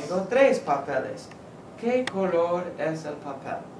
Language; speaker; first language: Spanish; non-native, fluent; English